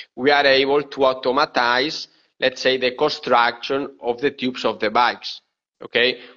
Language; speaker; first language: English; non-native, fluent; Spanish